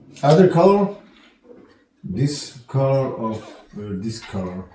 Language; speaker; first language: English; non-native, learner; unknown